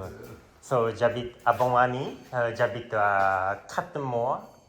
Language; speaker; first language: French; non-native, learner; Japanese